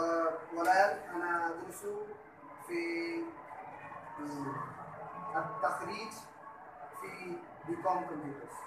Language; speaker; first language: Arabic; non-native, learner; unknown